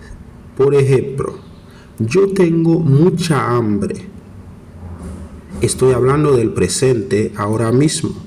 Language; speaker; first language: Spanish; non-native, fluent; Haitian Creole